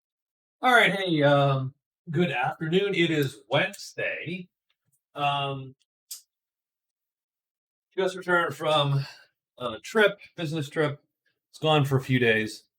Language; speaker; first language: English; native; English